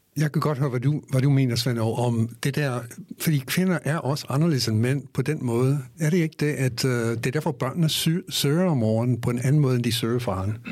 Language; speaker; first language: Danish; non-native, fluent; English